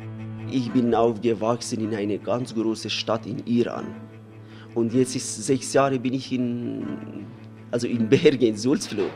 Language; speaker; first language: German; non-native, learner; Persian